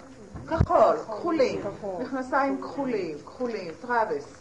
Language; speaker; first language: Hebrew; non-native, fluent; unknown